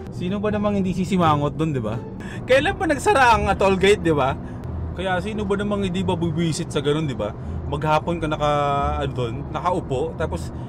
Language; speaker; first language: Filipino; native; Filipino